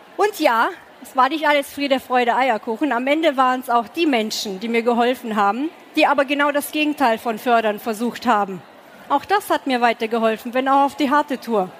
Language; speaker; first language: German; early bilingual, other home language; Romanian